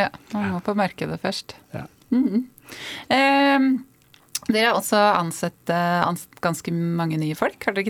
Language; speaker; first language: Norwegian; native; Norwegian